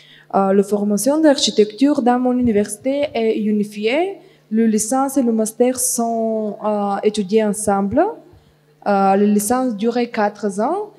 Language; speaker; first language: French; non-native, fluent; Bulgarian